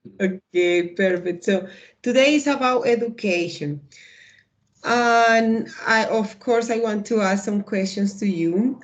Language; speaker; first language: English; non-native, learner; Spanish